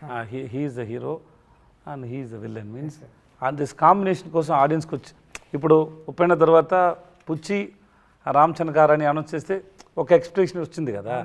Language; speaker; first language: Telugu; non-native, learner; Tamil